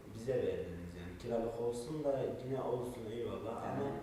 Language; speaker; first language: Turkish; non-native, fluent; Arabic